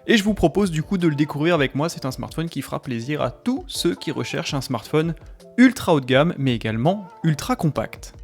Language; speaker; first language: French; native; French